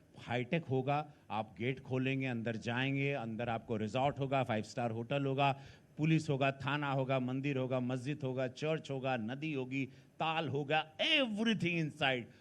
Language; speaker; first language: Hindi; native; Hindi